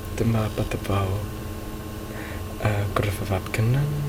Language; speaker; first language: Welsh; native; Welsh